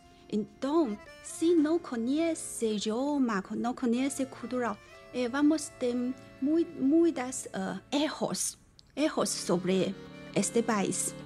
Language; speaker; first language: Portuguese; non-native, learner; Chinese